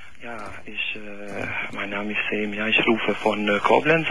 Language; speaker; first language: German; non-native, learner; Albanian